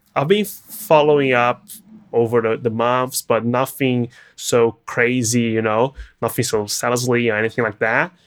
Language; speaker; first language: English; non-native, fluent; Portuguese